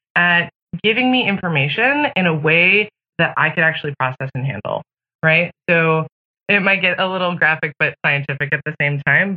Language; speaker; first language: English; native; English